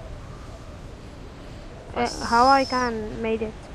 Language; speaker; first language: English; non-native, learner; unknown